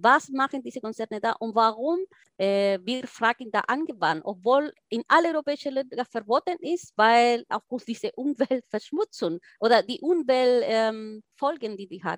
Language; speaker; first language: German; non-native, fluent; Spanish